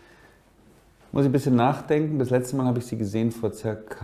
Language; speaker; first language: German; native; German